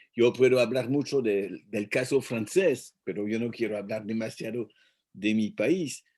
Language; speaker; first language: Spanish; non-native, fluent; French